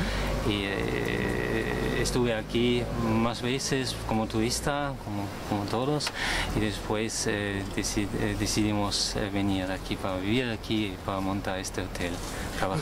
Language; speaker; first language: Spanish; non-native, learner; German